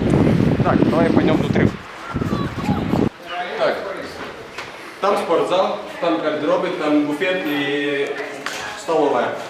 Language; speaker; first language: Russian; non-native, learner; Estonian